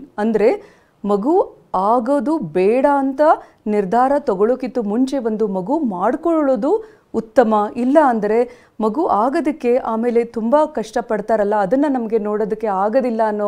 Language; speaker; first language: Kannada; native; Kannada